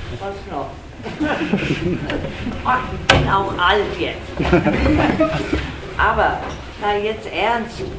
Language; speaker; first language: German; non-native, fluent; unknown